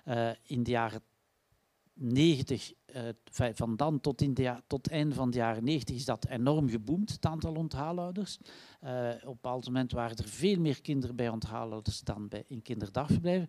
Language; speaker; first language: Dutch; native; Dutch